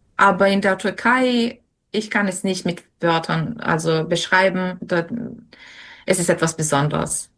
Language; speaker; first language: German; non-native, fluent; Serbian